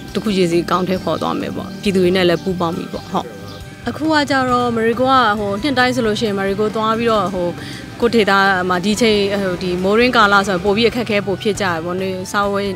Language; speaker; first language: Burmese; non-native, local second language; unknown